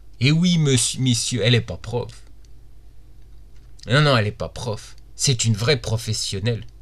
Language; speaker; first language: French; native; French